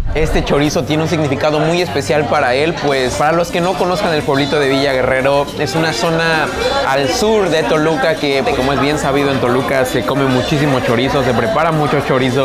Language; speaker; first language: Spanish; native; Spanish